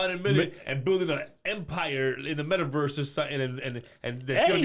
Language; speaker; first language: English; native; English